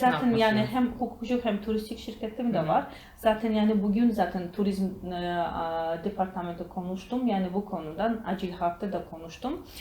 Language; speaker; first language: Turkish; non-native, learner; Georgian